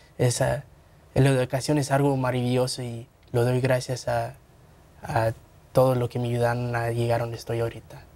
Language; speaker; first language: Spanish; early bilingual, heritage; Spanish